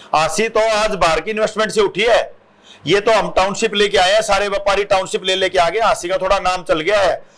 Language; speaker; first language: Hindi; native; Hindi